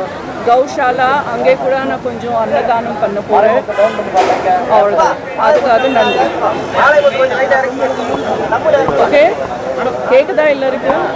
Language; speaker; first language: Tamil; non-native, fluent; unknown